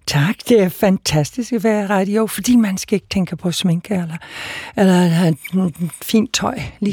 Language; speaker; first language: Danish; non-native, fluent; English